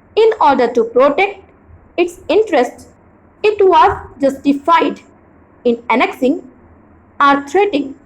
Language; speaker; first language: English; non-native, local second language; Hindi